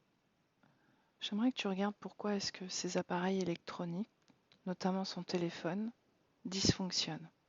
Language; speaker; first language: French; native; French